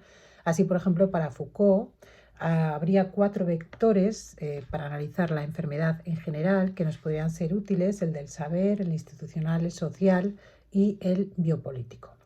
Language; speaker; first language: Spanish; native; Spanish